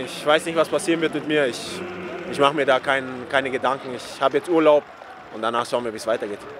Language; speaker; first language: German; non-native, learner; Dutch